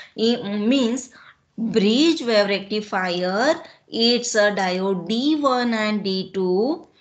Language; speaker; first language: English; non-native, local second language; Marathi